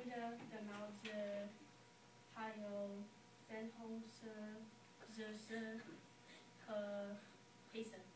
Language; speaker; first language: Chinese; non-native, learner; English